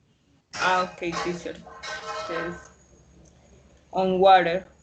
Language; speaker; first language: English; non-native, learner; Spanish